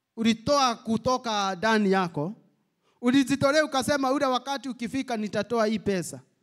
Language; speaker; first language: Swahili; non-native, local second language; Kikuyu